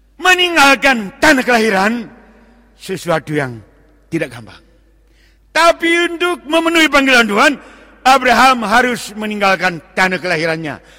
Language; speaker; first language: Indonesian; non-native, local second language; Batak Toba